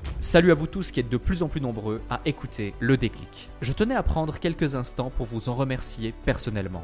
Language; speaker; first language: French; native; French